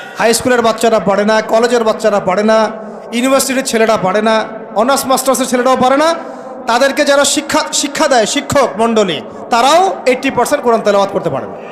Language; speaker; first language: Bangla; native; Bangla